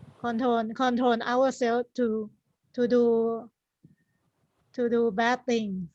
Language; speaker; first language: English; non-native, learner; Thai